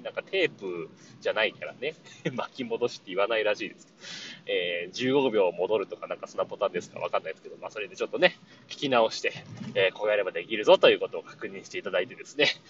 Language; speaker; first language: Japanese; native; Japanese